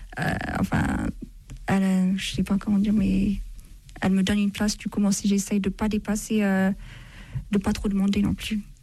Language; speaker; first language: French; non-native, fluent; Amharic